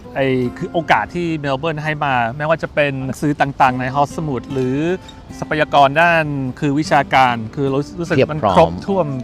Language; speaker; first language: Thai; non-native, fluent; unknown